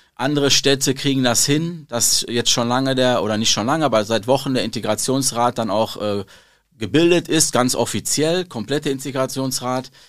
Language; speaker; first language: German; early bilingual, other home language; Arabic